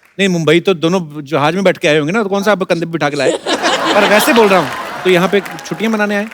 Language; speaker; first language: Hindi; non-native, local second language; Punjabi